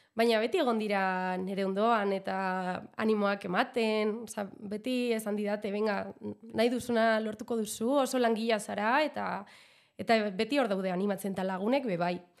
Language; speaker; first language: Basque; non-native, local second language; Spanish